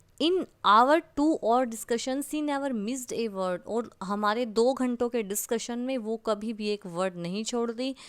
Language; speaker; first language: Hindi; native; Hindi